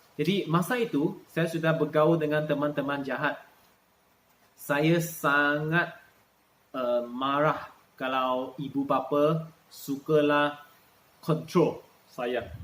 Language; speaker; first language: Malay; non-native, local second language; Chinese